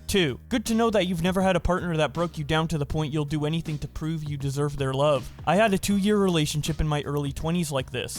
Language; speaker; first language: English; native; English